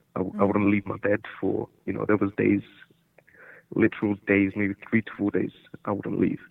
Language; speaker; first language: English; early bilingual, other home language; Portuguese